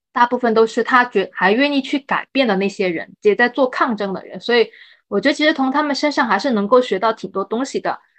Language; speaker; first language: Chinese; native; Chinese